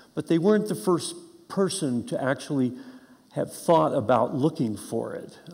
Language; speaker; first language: English; native; English